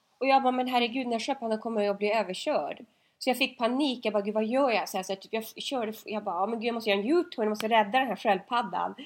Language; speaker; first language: Swedish; native; Swedish